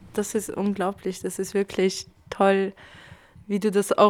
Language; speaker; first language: German; early bilingual, other home language; Kurdish